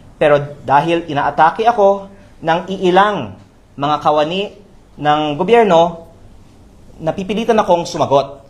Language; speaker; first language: Filipino; native; Filipino